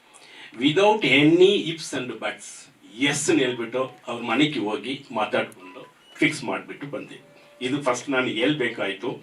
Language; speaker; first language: Kannada; non-native, fluent; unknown